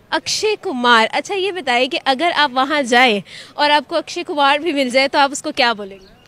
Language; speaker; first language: Urdu; non-native, local second language; Punjabi